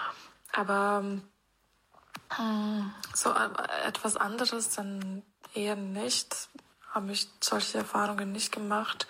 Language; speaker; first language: German; non-native, fluent; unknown